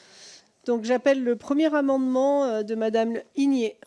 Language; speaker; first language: French; native; French